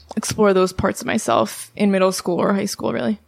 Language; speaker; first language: English; early bilingual, other home language; Serbian